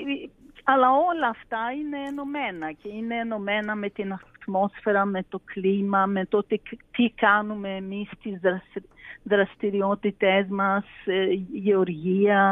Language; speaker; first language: Greek; early bilingual, heritage; Greek